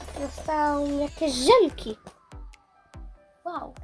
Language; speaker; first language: Polish; early bilingual, heritage; Polish